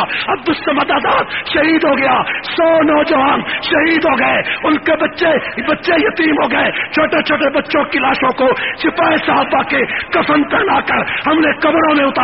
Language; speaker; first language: Urdu; native; Urdu